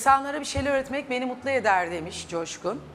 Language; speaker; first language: Turkish; native; Turkish